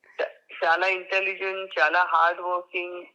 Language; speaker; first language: Telugu; non-native, learner; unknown